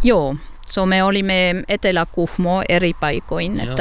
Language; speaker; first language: Finnish; non-native, learner; French